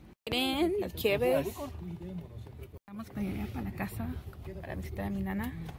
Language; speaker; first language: Spanish; early bilingual, heritage; Spanish